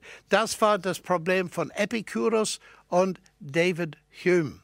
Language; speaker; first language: German; non-native, fluent; English